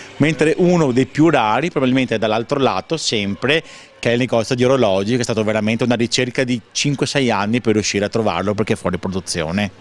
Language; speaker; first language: Italian; native; Italian